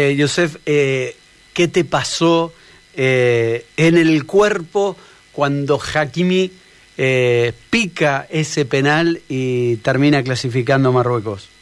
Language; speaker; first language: Spanish; native; Spanish